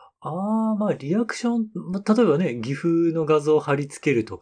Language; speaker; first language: Japanese; native; Japanese